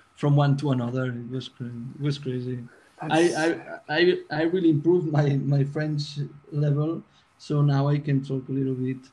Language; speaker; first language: English; non-native, fluent; Spanish